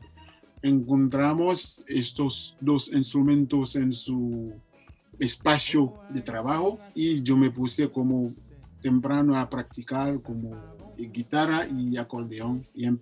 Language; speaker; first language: Spanish; non-native, fluent; Haitian Creole